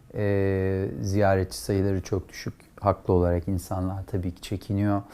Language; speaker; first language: Turkish; native; Turkish